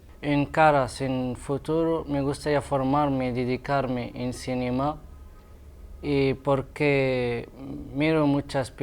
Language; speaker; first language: Spanish; non-native, fluent; Arabic